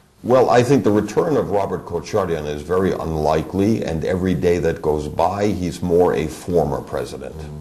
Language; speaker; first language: English; early bilingual, other home language; Armenian